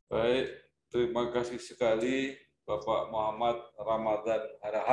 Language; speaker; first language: Indonesian; native; Indonesian